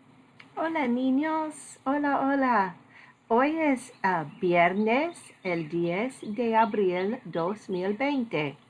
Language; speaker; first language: Spanish; non-native, learner; English